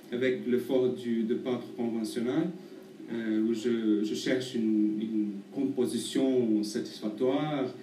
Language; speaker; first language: French; non-native, fluent; Portuguese